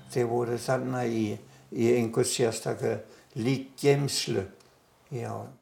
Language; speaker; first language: Icelandic; non-native, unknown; German